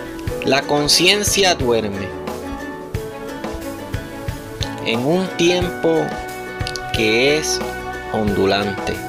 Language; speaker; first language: Spanish; native; Spanish